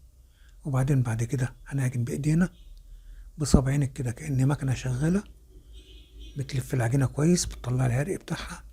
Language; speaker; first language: Arabic; native; Arabic